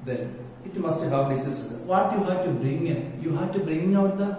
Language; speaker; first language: English; non-native, local second language; Malayalam